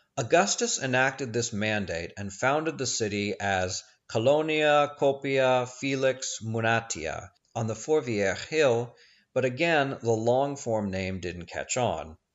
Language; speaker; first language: English; native; English